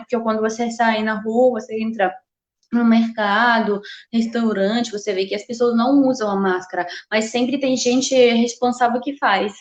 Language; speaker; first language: Portuguese; non-native, fluent; Russian